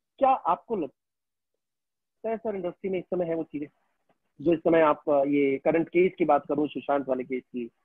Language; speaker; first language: Hindi; native; Hindi